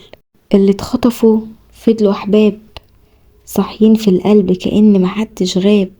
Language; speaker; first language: Arabic; native; Arabic